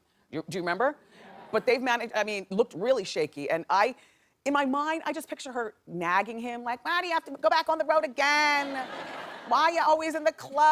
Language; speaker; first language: English; native; English